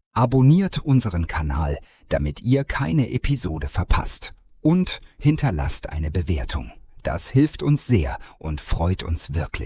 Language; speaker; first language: German; non-native, fluent; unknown